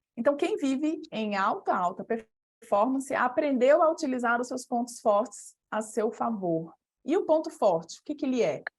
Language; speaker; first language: Portuguese; native; Portuguese